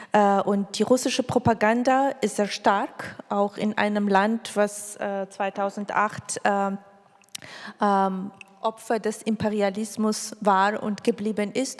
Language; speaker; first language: German; non-native, fluent; Georgian